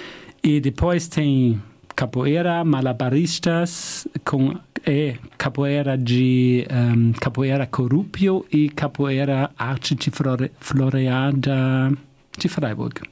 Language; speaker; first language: Portuguese; non-native, fluent; German